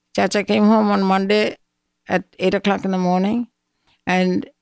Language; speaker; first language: English; non-native, local second language; Malayalam